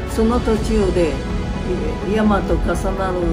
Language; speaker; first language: Japanese; non-native, local second language; Chinese